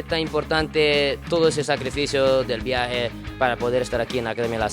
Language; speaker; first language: Spanish; non-native, fluent; Japanese